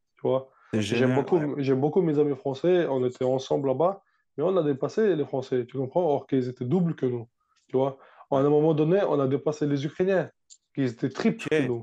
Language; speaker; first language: French; non-native, fluent; Russian